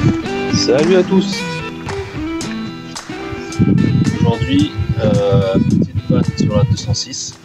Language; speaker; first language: French; native; French